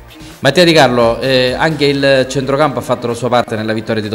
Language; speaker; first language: Italian; native; Italian